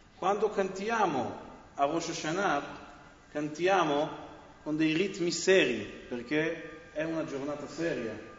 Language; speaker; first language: Italian; non-native, fluent; Hebrew